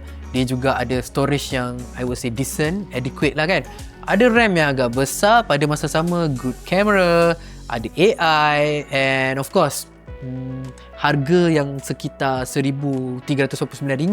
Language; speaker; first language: Malay; native; Malay